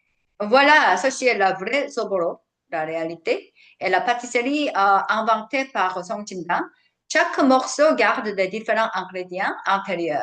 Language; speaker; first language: French; non-native, fluent; Korean